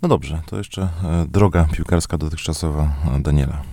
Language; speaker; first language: Polish; native; Polish